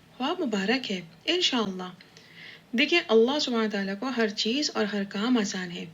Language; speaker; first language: Urdu; native; Urdu